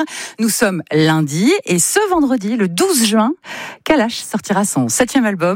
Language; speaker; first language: French; native; French